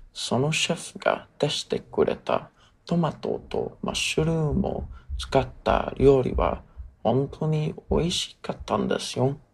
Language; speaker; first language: Japanese; non-native, learner; English